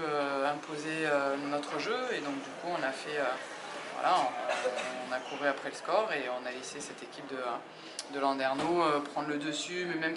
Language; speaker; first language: French; native; French